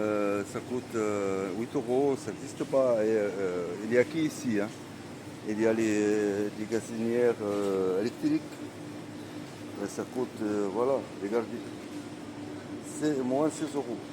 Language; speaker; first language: French; non-native, learner; Arabic